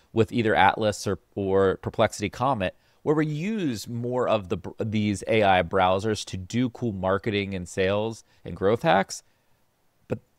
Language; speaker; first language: English; native; English